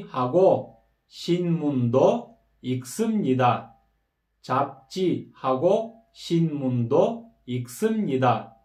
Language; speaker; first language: Korean; non-native, fluent; Kyrgyz